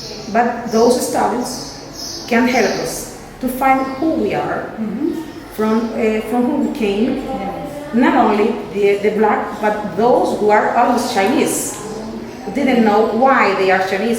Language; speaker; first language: English; non-native, fluent; Spanish